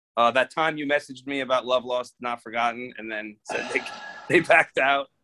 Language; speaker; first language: English; native; English